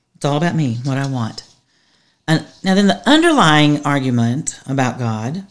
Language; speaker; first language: English; native; English